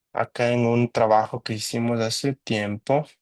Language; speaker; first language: Spanish; native; Spanish